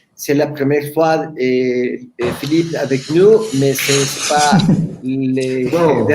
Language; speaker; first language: French; non-native, learner; Spanish